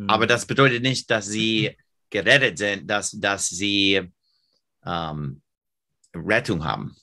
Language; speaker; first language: German; non-native, fluent; English